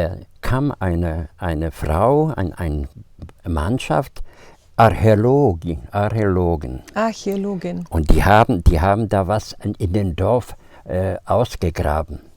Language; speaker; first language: German; non-native, fluent; Polish